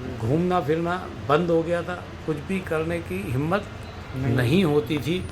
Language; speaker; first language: Hindi; native; Hindi